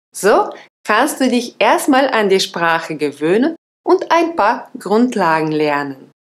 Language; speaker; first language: German; non-native, fluent; Russian